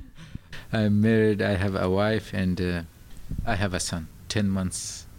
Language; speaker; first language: English; non-native, fluent; Pashto